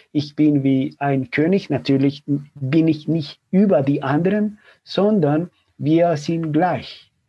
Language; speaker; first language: German; non-native, fluent; Spanish